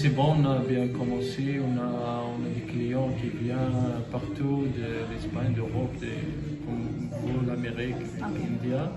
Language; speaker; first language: French; non-native, local second language; Arabic